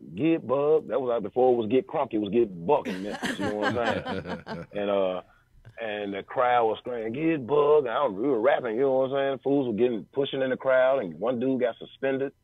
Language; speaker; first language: English; native; English